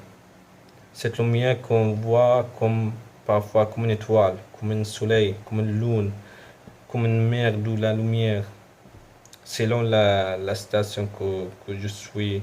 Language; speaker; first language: French; non-native, local second language; Arabic